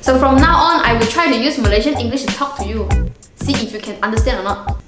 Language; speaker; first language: English; non-native, local second language; Chinese